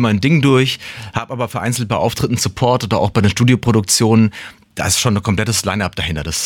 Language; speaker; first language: German; native; German